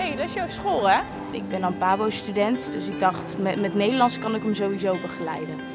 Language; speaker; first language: Dutch; native; Dutch